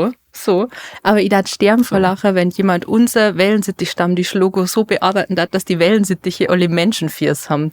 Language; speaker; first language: German; native; German